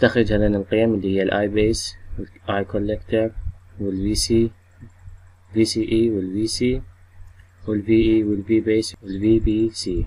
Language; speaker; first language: Arabic; native; Arabic